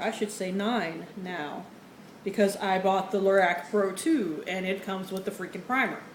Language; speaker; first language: English; native; English